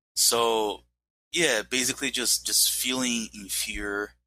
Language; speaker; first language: English; non-native, fluent; Portuguese